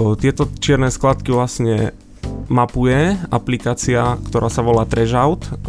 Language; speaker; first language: Slovak; native; Slovak